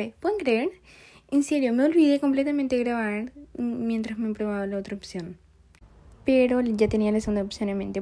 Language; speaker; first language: Spanish; non-native, fluent; Portuguese